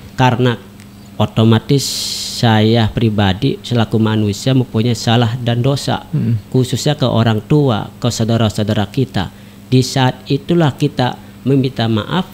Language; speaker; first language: Indonesian; native; Indonesian